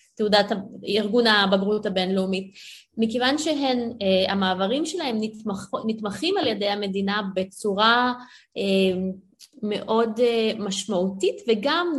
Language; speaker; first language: Hebrew; early bilingual, other home language; Ukrainian